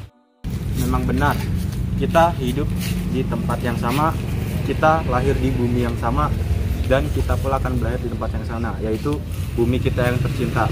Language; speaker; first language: Indonesian; native; Indonesian